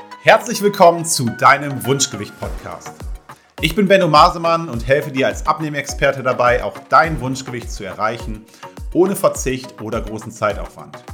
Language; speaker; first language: German; native; German